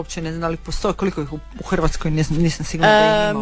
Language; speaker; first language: Serbian; native; Serbian